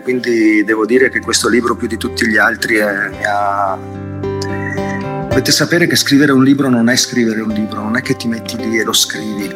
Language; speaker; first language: Italian; native; Italian